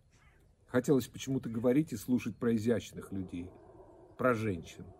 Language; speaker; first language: Russian; native; Russian